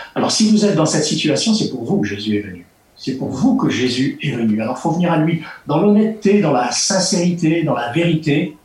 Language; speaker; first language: French; native; French